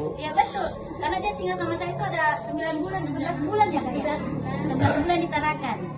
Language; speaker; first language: Indonesian; non-native, local second language; Buginese